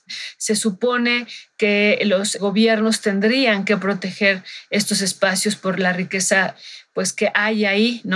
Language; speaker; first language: Spanish; native; Spanish